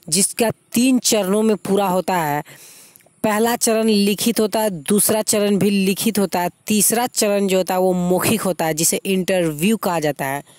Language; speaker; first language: Hindi; native; Hindi